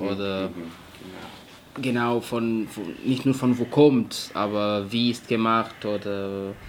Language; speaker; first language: German; non-native, fluent; Portuguese